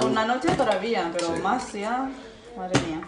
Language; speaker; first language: Spanish; non-native, learner; Indonesian